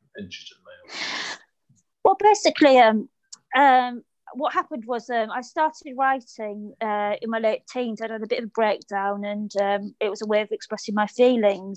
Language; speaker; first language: English; native; English